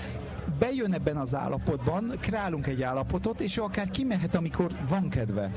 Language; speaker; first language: Hungarian; early bilingual, heritage; French